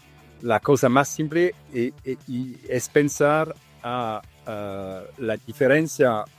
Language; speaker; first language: Spanish; non-native, fluent; Italian